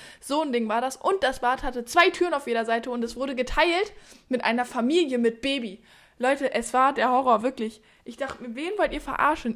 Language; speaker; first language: German; native; German